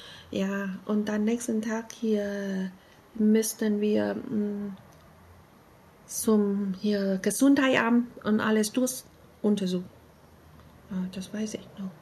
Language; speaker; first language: German; non-native, learner; Vietnamese